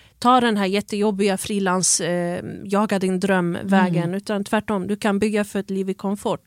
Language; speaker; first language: Swedish; early bilingual, other home language; Persian